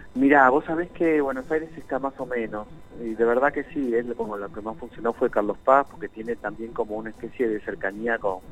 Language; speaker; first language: Spanish; native; Spanish